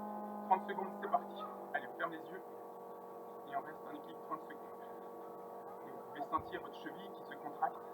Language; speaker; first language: French; native; French